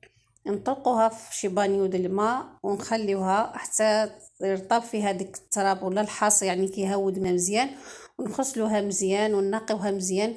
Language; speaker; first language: Arabic; native; Arabic